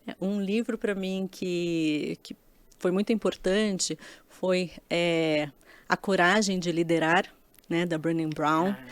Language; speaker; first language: Portuguese; native; Portuguese